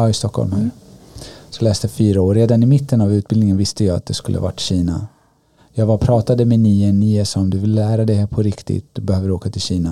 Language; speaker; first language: Swedish; early bilingual, other home language; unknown